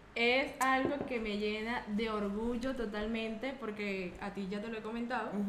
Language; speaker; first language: Spanish; native; Spanish